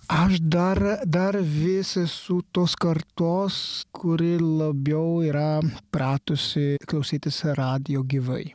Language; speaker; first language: Lithuanian; non-native, fluent; Italian